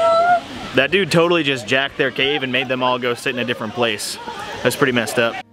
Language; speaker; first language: English; native; English